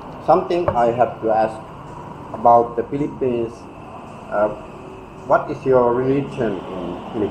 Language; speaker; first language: English; non-native, learner; Finnish